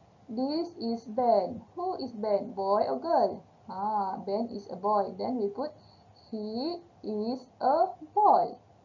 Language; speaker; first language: English; non-native, local second language; Malay